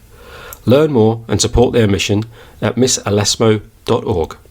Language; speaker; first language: English; native; English